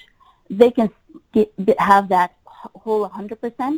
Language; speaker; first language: English; native; English